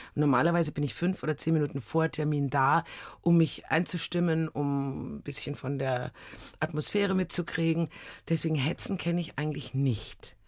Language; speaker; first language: German; native; German